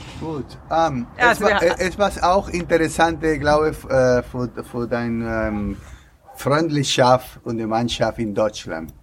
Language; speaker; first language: German; non-native, learner; Spanish